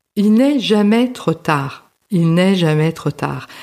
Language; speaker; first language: French; native; French